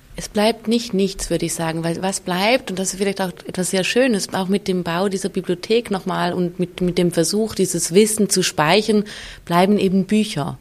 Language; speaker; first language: German; native; German